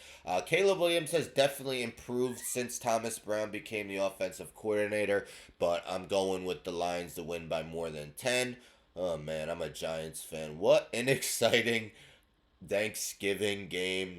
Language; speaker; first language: English; native; English